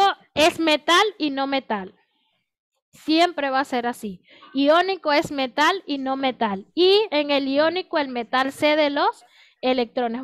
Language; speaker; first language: Spanish; native; Spanish